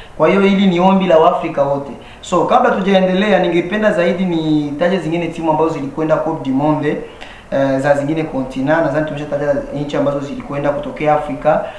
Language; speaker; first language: Swahili; native; Swahili